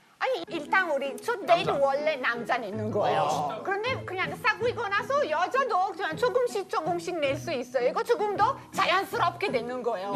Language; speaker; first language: Korean; non-native, fluent; Italian